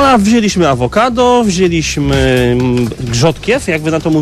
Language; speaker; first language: Polish; native; Polish